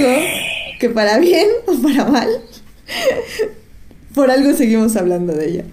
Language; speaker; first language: Spanish; native; Spanish